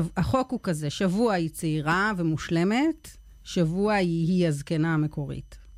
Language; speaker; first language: Hebrew; native; Hebrew